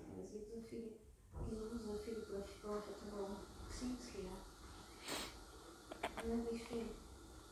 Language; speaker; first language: German; non-native, learner; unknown